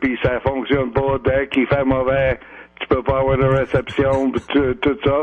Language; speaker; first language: French; native; French